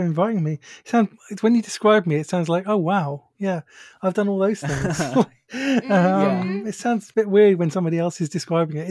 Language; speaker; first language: English; native; English